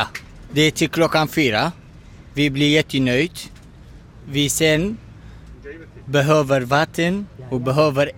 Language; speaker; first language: Swedish; non-native, learner; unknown